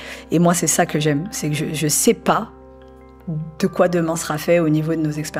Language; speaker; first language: French; early bilingual, other home language; Arabic